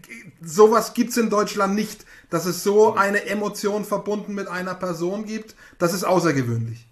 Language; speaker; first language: German; native; German